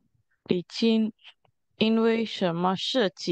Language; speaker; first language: Chinese; non-native, learner; Indonesian